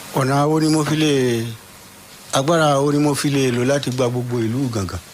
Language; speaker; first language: Yoruba; non-native, local second language; Fula